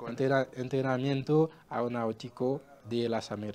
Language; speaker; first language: Spanish; non-native, learner; Haitian Creole